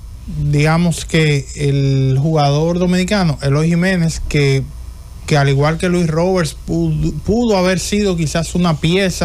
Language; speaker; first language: Spanish; native; Spanish